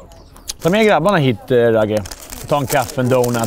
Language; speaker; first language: Swedish; native; Swedish